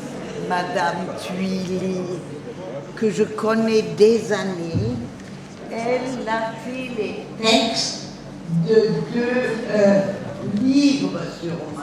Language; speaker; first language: French; non-native, learner; German